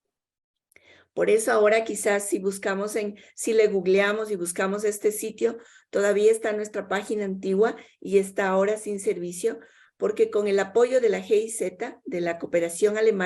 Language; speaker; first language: Spanish; native; Spanish